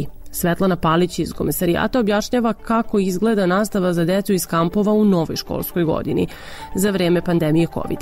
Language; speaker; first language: Serbian; native; Serbian